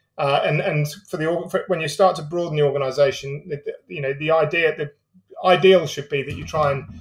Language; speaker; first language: English; native; English